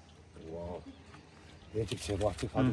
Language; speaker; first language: Hindi; non-native, local second language; Tibetan